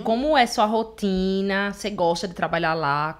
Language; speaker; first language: Portuguese; native; Portuguese